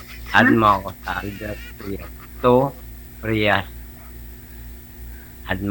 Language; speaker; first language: Filipino; non-native, local second language; Cebuano